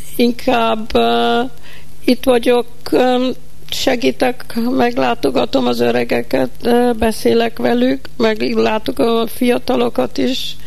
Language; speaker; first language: Hungarian; early bilingual, heritage; Hungarian